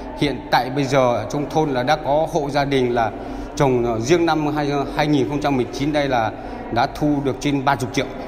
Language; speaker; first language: Vietnamese; non-native, local second language; Hmong